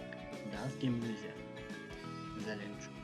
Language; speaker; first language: German; non-native, fluent; Macedonian